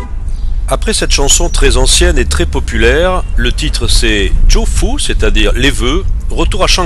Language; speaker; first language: French; native; French